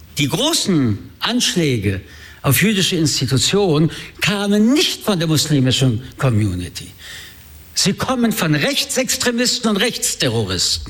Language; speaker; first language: German; early bilingual, other home language; French